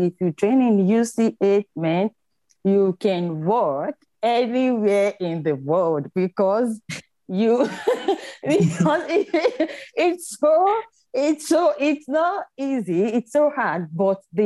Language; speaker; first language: English; non-native, local second language; Yoruba